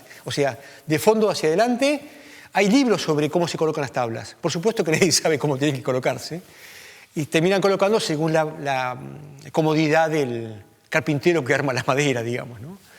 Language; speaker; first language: Spanish; native; Spanish